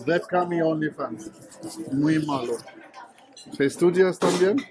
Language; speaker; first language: Spanish; non-native, learner; German